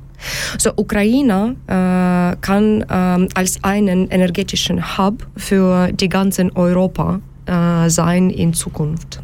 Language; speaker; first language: German; non-native, learner; Ukrainian